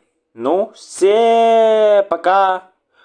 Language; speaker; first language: Russian; non-native, local second language; Latvian